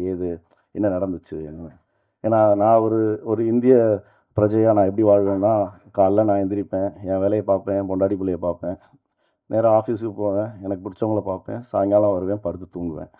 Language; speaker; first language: Tamil; native; Tamil